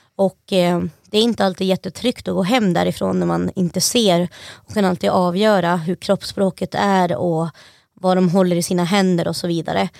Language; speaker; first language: Swedish; native; Swedish